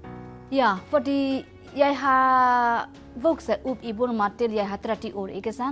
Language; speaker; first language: Norwegian; non-native, learner; Burmese